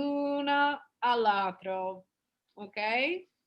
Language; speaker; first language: Italian; non-native, fluent; English